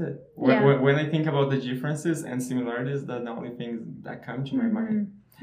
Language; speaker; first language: English; non-native, fluent; Portuguese